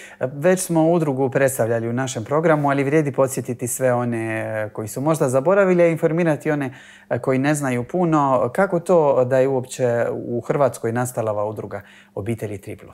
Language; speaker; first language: Croatian; native; Croatian